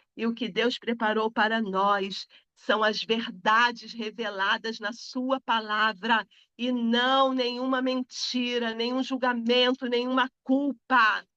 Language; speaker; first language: Portuguese; native; Portuguese